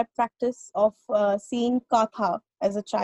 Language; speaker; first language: English; non-native, local second language; Bangla